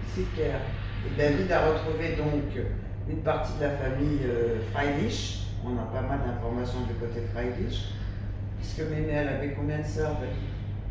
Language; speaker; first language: French; native; French